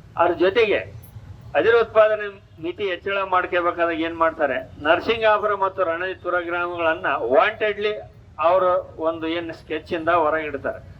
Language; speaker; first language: Kannada; native; Kannada